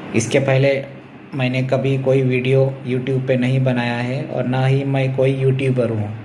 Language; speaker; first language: Hindi; non-native, local second language; Urdu